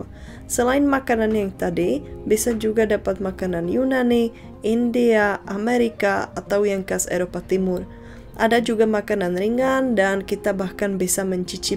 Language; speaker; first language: Indonesian; non-native, fluent; Czech